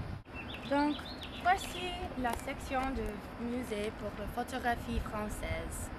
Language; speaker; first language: French; non-native, learner; English